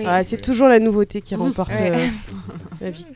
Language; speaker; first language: French; native; French